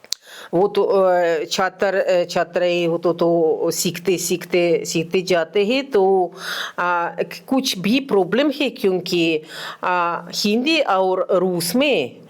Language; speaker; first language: Hindi; non-native, fluent; Russian